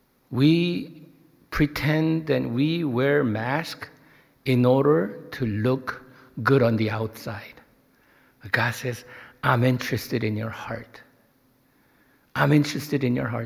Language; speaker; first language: English; early bilingual, other home language; Korean